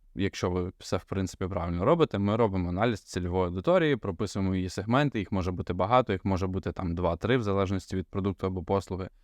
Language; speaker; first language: Ukrainian; non-native, local second language; Russian